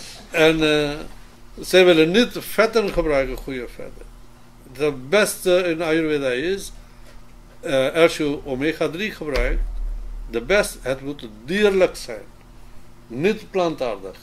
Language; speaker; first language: Dutch; non-native, fluent; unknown